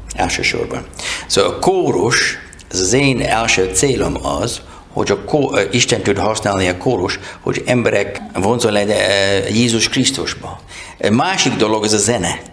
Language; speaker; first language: Hungarian; non-native, learner; English